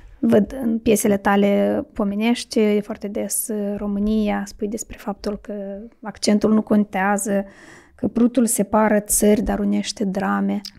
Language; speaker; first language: Romanian; native; Romanian